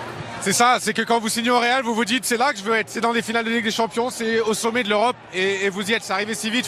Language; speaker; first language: French; native; French